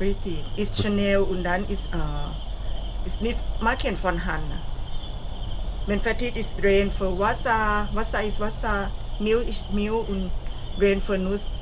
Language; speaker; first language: German; non-native, learner; Thai